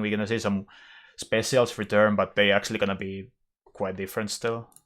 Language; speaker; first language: English; non-native, fluent; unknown